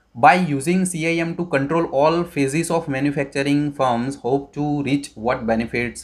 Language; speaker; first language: English; non-native, local second language; Gujarati